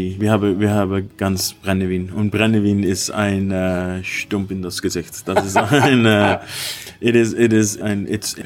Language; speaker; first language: German; non-native, learner; Dutch